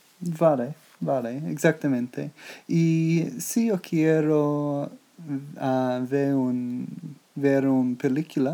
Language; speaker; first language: Spanish; non-native, learner; English